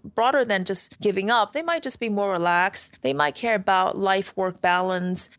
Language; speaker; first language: English; non-native, fluent; Chinese